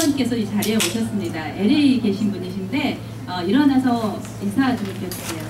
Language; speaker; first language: Korean; native; Korean